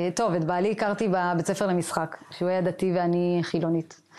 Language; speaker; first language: Hebrew; native; Hebrew